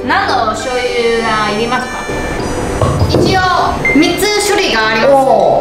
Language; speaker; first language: Japanese; non-native, learner; Chinese